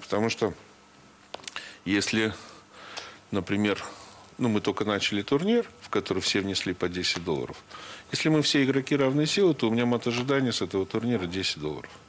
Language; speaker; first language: Russian; native; Russian